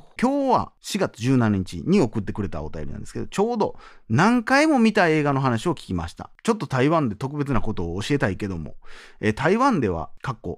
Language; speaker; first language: Japanese; native; Japanese